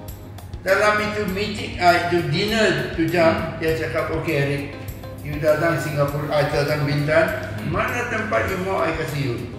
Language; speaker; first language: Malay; non-native, local second language; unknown